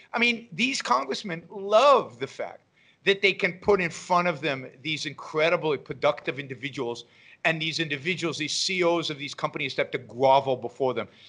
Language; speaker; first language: English; non-native, fluent; Hebrew